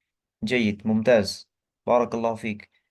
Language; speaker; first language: Arabic; non-native, fluent; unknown